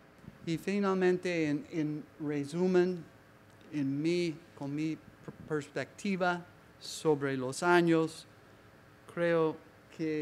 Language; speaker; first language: Spanish; non-native, learner; English